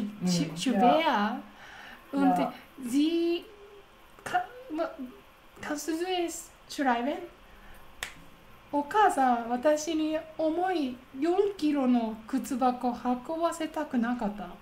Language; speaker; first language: German; non-native, learner; Japanese